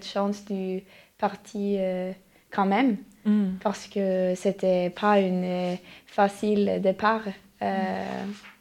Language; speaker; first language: French; non-native, learner; Norwegian